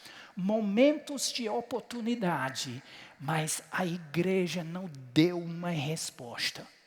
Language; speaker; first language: Portuguese; non-native, fluent; English